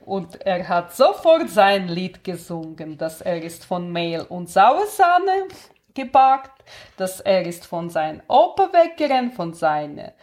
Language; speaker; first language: German; non-native, learner; Russian